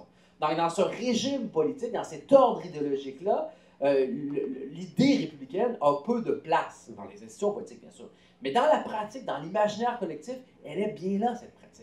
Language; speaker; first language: French; native; French